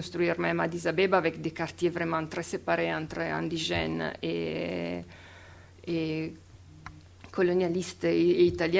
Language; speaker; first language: French; non-native, fluent; Italian